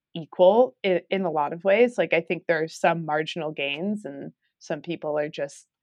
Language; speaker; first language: English; native; English